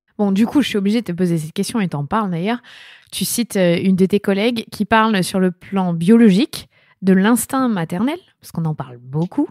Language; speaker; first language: French; native; French